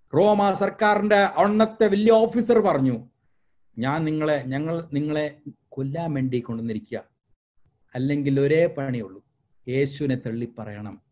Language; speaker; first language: Malayalam; early bilingual, heritage; Malayalam